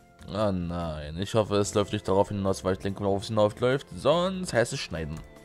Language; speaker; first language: German; native; German